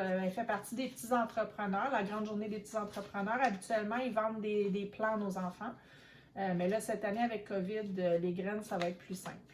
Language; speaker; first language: French; native; French